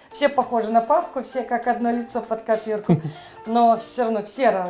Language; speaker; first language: Russian; native; Russian